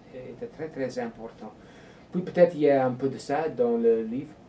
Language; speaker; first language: French; non-native, learner; English